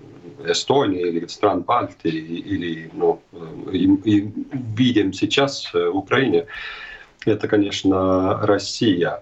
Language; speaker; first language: Russian; non-native, fluent; Estonian